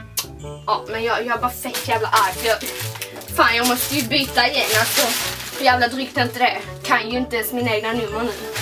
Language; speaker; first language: Swedish; native; Swedish